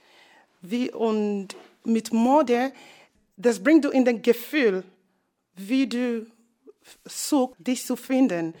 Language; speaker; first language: German; non-native, learner; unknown